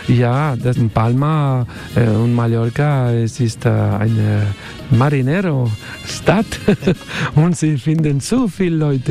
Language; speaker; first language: German; non-native, learner; Spanish